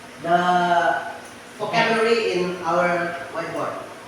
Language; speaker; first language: English; non-native, learner; Indonesian